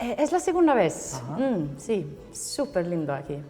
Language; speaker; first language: Spanish; non-native, learner; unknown